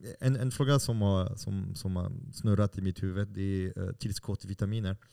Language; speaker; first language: Swedish; non-native, fluent; French